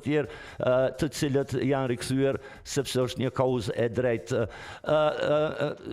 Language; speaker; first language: Albanian; native; Albanian